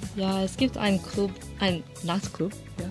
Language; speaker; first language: German; non-native, learner; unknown